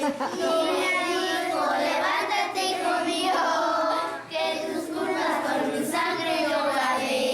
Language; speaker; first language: Spanish; native; Spanish